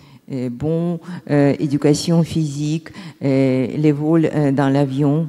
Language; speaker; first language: French; non-native, learner; Russian